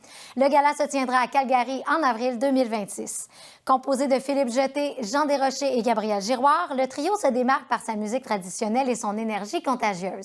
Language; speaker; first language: French; native; French